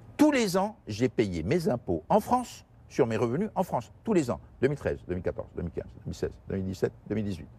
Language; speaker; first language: French; non-native, local second language; Portuguese